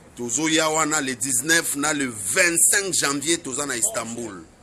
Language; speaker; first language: French; non-native, local second language; Lingala